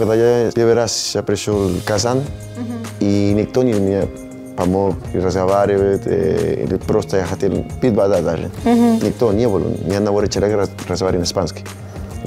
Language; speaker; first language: Russian; non-native, learner; Spanish